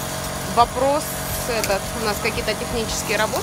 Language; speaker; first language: Russian; native; Russian